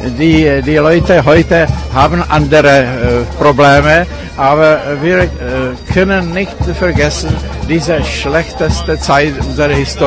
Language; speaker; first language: German; non-native, fluent; Czech